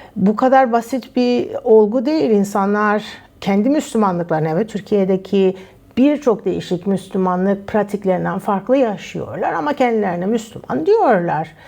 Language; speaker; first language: Turkish; native; Turkish